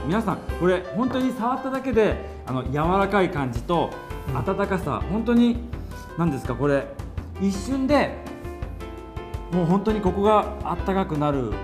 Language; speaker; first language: Japanese; native; Japanese